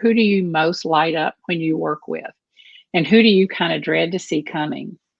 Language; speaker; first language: English; native; English